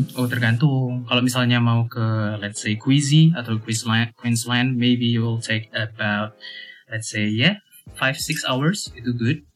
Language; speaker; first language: Indonesian; non-native, local second language; Javanese